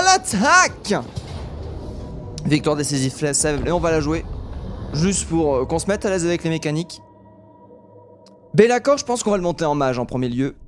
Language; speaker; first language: French; native; French